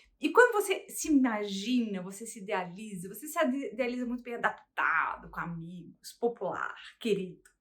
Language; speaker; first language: Portuguese; early bilingual, heritage; Portuguese